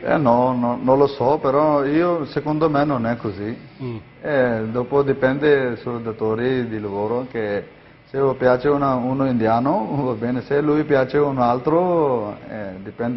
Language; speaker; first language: Italian; non-native, learner; Punjabi